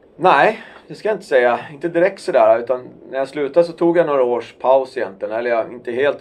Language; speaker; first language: Swedish; native; Swedish